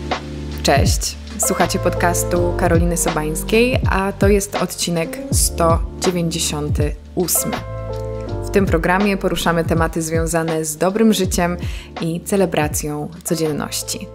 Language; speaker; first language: Polish; native; Polish